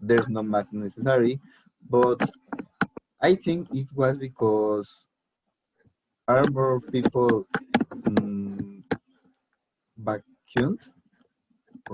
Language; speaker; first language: English; non-native, learner; Spanish